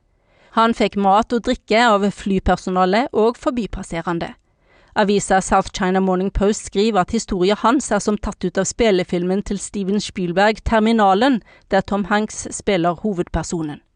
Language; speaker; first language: Norwegian; native; Norwegian